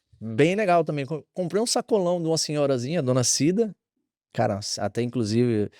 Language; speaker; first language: Portuguese; native; Portuguese